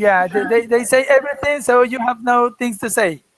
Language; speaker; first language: English; non-native, fluent; Spanish